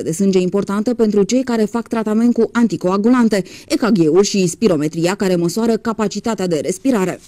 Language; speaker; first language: Romanian; native; Romanian